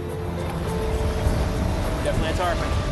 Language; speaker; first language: English; native; English